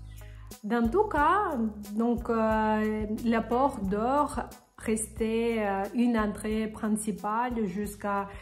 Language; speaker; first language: French; non-native, fluent; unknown